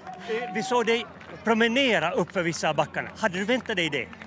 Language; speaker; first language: Swedish; native; Swedish